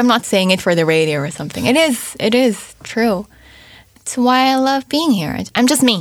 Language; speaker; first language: English; native; English